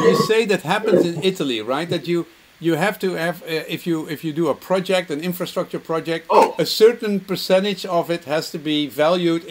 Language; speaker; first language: English; non-native, fluent; Dutch